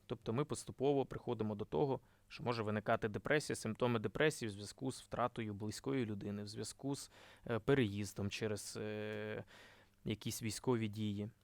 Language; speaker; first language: Ukrainian; non-native, local second language; Russian